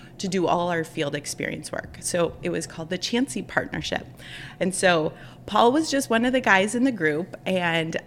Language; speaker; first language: English; native; English